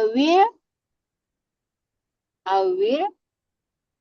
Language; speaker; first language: English; non-native, learner; Korean